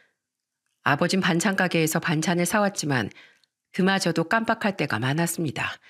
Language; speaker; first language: Korean; native; Korean